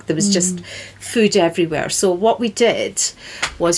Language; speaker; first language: English; native; English